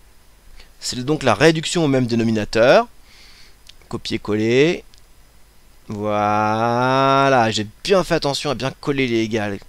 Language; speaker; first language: French; native; French